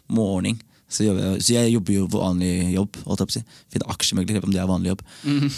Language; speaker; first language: Norwegian; early bilingual, other home language; Somali